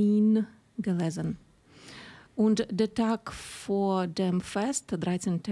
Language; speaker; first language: German; non-native, learner; Ukrainian